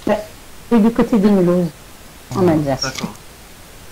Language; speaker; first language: French; non-native, learner; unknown